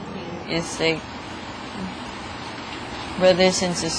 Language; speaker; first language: English; non-native, local second language; Filipino